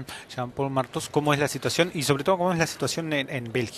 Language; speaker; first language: Spanish; native; Spanish